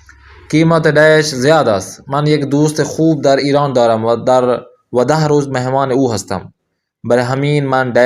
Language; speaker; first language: Persian; non-native, fluent; Urdu